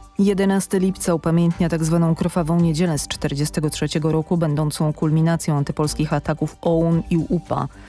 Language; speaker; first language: Polish; native; Polish